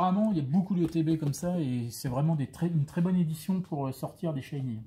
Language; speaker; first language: French; native; French